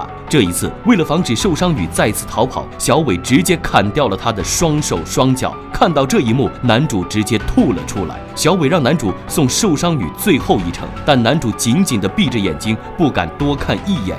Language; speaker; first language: Chinese; native; Chinese